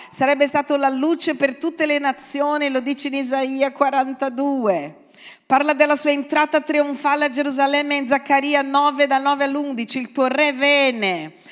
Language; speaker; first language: Italian; non-native, fluent; Portuguese